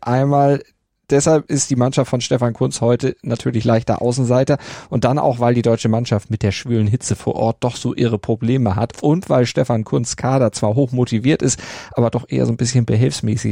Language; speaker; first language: German; native; German